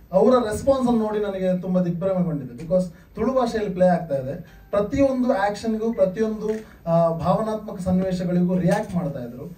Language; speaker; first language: Kannada; non-native, local second language; Tulu